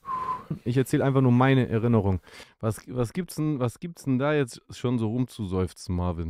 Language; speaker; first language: German; native; German